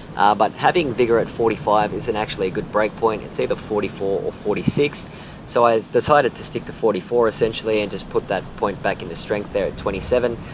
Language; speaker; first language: English; native; English